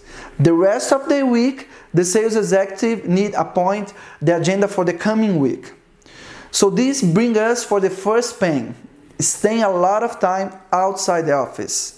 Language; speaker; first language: English; non-native, fluent; Portuguese